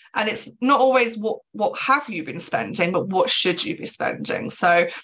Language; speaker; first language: English; native; English